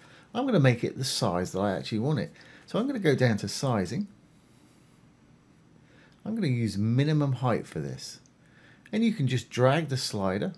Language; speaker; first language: English; native; English